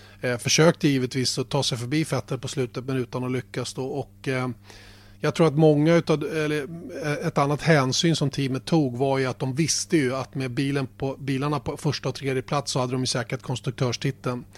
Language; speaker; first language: Swedish; native; Swedish